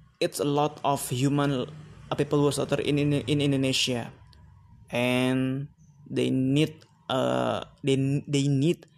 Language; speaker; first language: English; non-native, learner; Indonesian